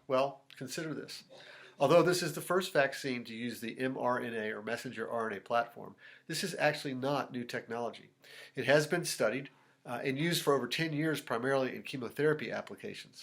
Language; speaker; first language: English; native; English